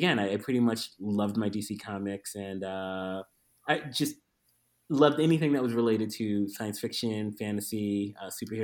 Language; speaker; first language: English; native; English